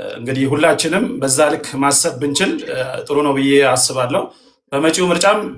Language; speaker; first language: Amharic; non-native, local second language; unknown